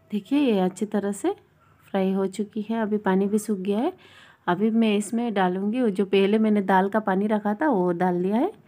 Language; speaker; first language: Hindi; non-native, local second language; Bangla